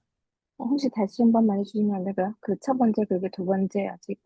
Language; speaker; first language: Korean; non-native, fluent; Vietnamese